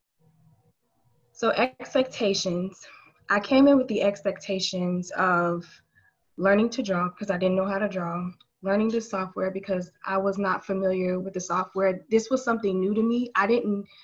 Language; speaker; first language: English; native; English